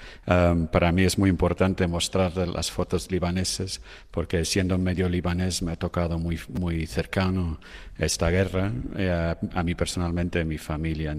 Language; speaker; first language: Spanish; non-native, fluent; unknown